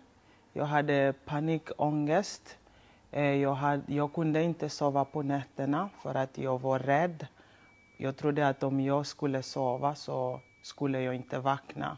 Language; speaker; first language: Swedish; non-native, local second language; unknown